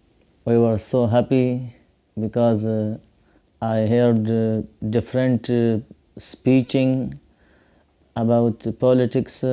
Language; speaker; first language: English; non-native, learner; Pashto